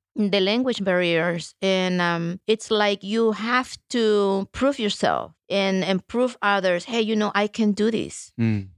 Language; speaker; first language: English; early bilingual, other home language; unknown